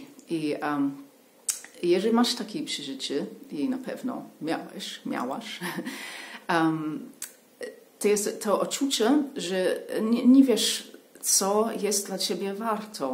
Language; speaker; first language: Polish; non-native, learner; English